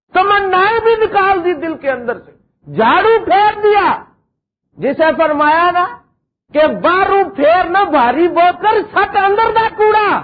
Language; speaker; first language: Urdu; non-native, local second language; Punjabi